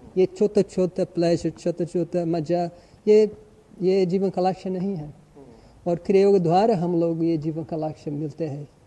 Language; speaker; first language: Hindi; non-native, learner; Portuguese